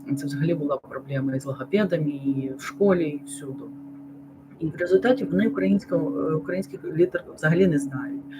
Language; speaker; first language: Ukrainian; non-native, local second language; Russian